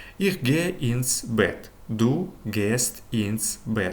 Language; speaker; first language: German; non-native, fluent; Ukrainian